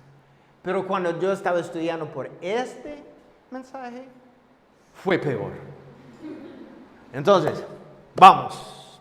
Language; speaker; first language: Spanish; non-native, fluent; English